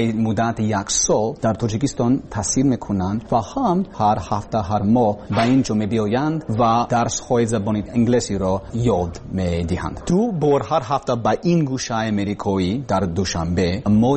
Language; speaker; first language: Persian; non-native, learner; English